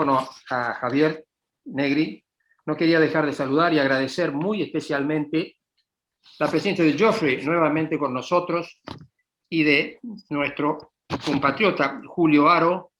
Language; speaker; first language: Spanish; native; Spanish